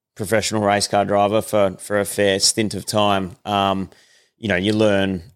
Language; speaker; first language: English; native; English